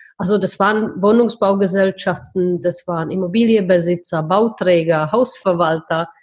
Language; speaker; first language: German; non-native, fluent; Czech